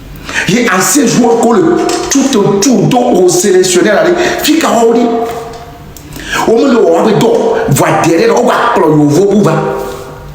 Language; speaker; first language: French; non-native, local second language; Ewe